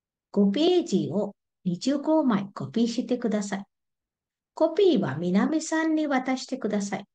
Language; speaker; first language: Japanese; non-native, fluent; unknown